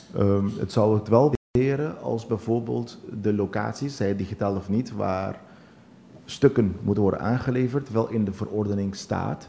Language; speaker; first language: Dutch; non-native, local second language; Papiamento